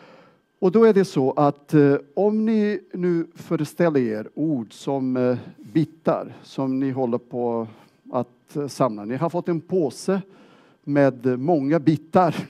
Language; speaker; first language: Swedish; non-native, fluent; Portuguese